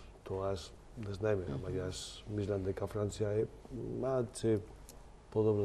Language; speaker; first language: Macedonian; non-native, learner; Spanish